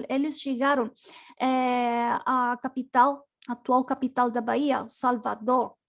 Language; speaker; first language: Portuguese; non-native, learner; Spanish